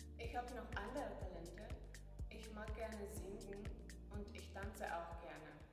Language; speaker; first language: German; non-native, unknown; Russian